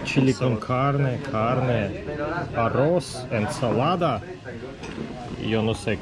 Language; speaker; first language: Spanish; non-native, learner; Russian